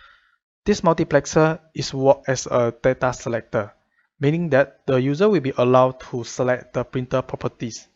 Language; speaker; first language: English; non-native, fluent; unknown